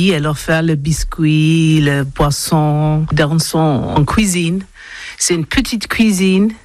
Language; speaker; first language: French; non-native, learner; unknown